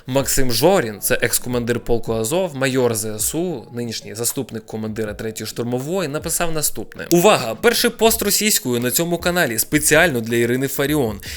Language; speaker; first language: Ukrainian; non-native, local second language; Russian